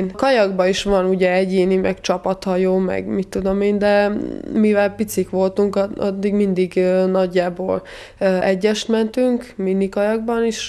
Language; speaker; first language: Hungarian; non-native, fluent; Serbian